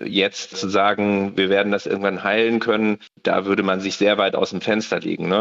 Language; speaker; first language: German; native; German